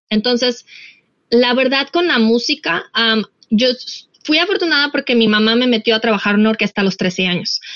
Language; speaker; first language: Spanish; non-native, fluent; Russian